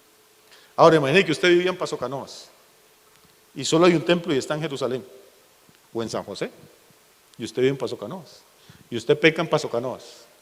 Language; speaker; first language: Spanish; native; Spanish